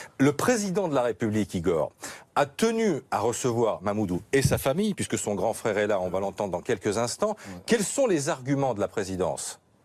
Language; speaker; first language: French; native; French